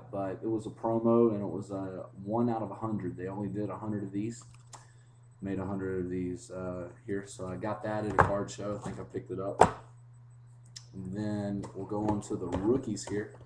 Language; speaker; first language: English; native; English